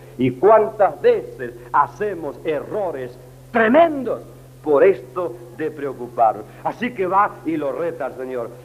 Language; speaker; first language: Spanish; native; Spanish